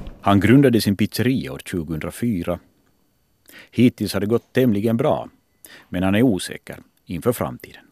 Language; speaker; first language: Swedish; native; Swedish